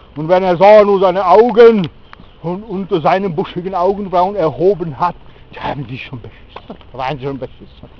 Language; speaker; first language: German; native; German